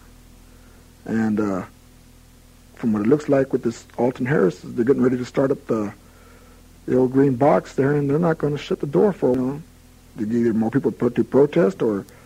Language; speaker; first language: English; native; English